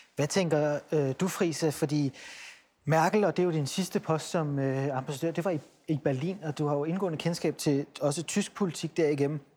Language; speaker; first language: Danish; native; Danish